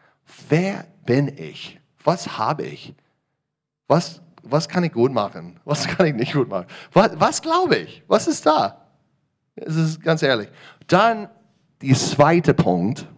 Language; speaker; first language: German; non-native, learner; English